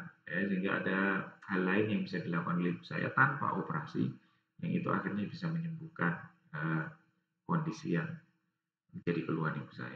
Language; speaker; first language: Indonesian; native; Indonesian